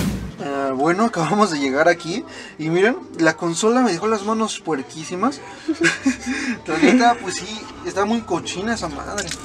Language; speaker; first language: Spanish; native; Spanish